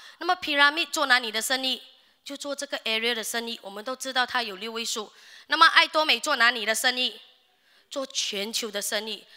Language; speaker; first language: Chinese; native; Chinese